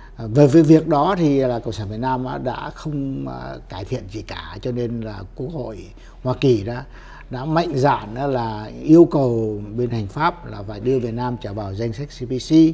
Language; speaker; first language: Vietnamese; native; Vietnamese